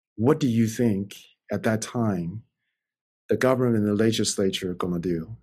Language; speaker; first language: English; non-native, fluent; Chinese